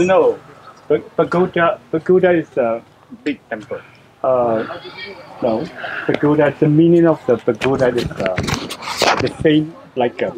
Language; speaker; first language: English; non-native, fluent; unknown